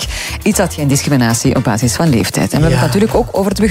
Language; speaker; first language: Dutch; native; Dutch